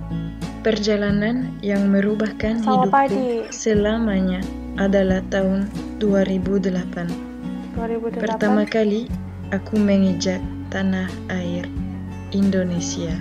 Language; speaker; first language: Indonesian; non-native, fluent; French